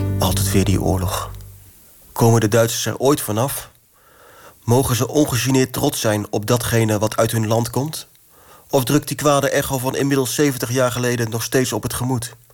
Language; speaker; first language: Dutch; native; Dutch